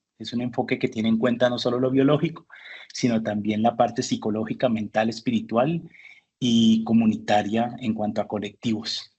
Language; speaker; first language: Spanish; early bilingual, heritage; Spanish